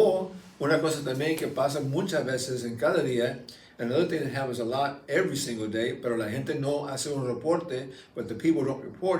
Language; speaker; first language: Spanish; early bilingual, heritage; Spanish